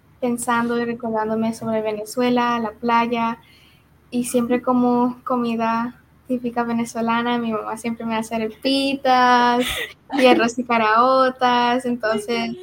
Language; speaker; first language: Spanish; early bilingual, heritage; Spanish